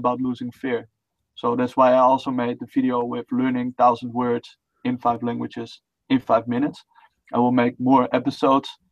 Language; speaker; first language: English; non-native, fluent; Dutch